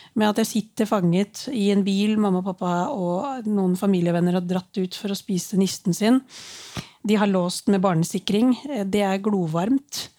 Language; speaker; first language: Norwegian; early bilingual, other home language; Urdu